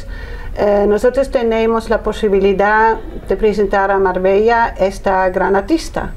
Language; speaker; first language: Spanish; non-native, learner; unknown